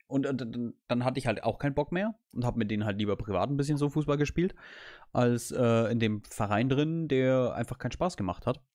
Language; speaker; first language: German; native; German